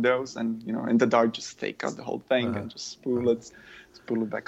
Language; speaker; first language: English; non-native, fluent; German